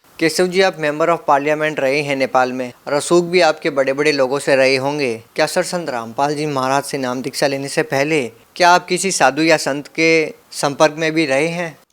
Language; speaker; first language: Hindi; native; Hindi